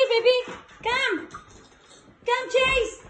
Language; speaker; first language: Dutch; non-native, learner; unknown